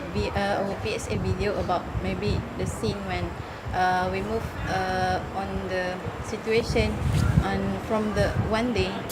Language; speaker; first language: English; non-native, learner; Malay